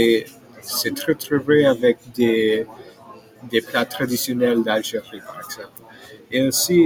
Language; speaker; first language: French; non-native, learner; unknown